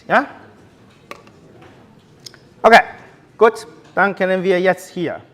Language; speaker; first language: German; non-native, learner; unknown